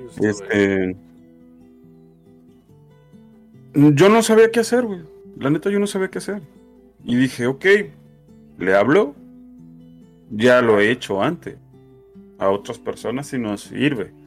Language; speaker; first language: Spanish; native; Spanish